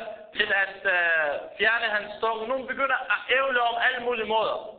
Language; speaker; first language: Danish; early bilingual, other home language; Arabic